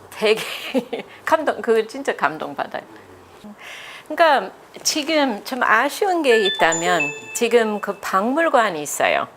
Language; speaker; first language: Korean; non-native, fluent; English